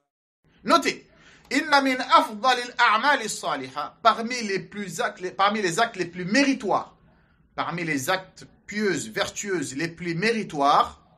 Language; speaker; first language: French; native; French